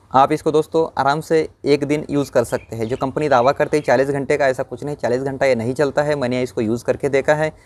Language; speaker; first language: Hindi; non-native, local second language; Marathi